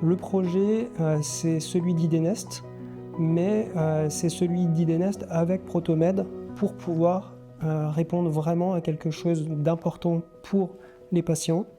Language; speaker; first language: French; native; French